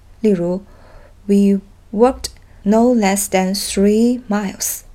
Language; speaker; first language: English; non-native, fluent; Chinese